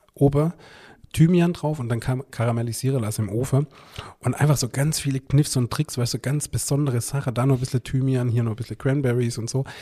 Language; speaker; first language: German; native; German